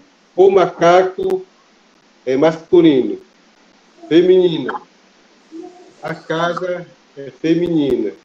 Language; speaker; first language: Portuguese; non-native, local second language; Kayapó